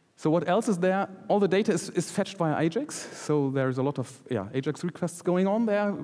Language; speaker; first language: English; non-native, fluent; German